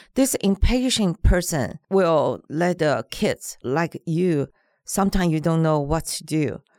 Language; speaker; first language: English; non-native, learner; Chinese